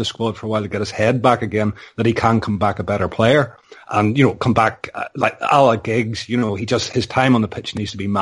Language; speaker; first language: English; native; English